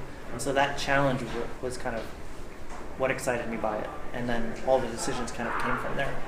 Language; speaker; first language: English; native; English